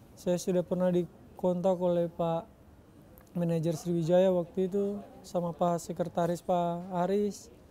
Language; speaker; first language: Indonesian; native; Indonesian